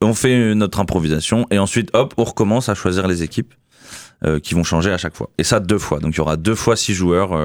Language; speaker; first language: French; native; French